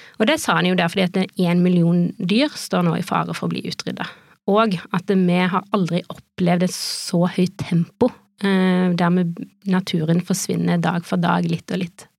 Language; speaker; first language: Norwegian; native; Norwegian